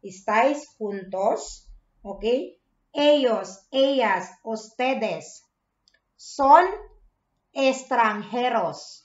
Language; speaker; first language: Spanish; non-native, fluent; Filipino